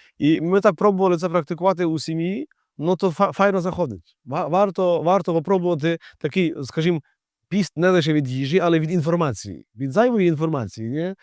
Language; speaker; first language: Ukrainian; native; Ukrainian